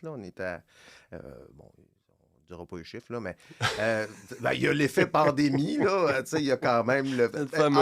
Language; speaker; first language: French; native; French